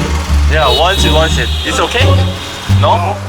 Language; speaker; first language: English; non-native, learner; Korean